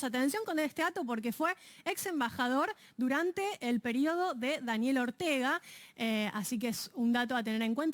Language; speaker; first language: Spanish; native; Spanish